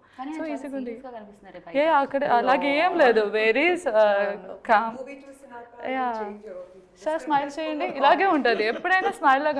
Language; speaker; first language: Telugu; non-native, learner; Malayalam